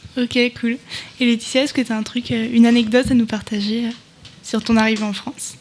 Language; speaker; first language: French; native; French